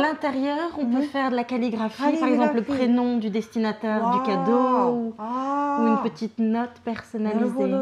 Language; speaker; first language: French; native; French